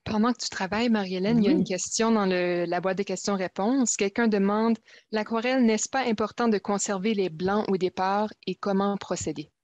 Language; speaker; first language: French; native; French